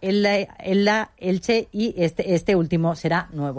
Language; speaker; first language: Spanish; native; Spanish